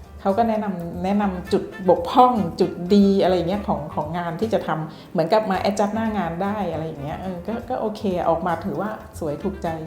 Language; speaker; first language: Thai; native; Thai